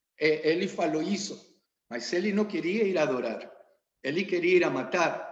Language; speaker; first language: Portuguese; non-native, learner; Spanish